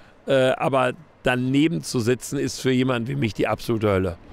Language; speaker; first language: German; native; German